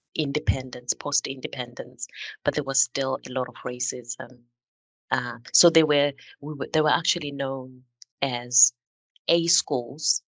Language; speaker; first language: English; non-native, local second language; Shona